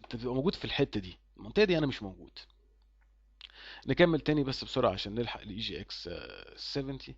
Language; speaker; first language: Arabic; native; Arabic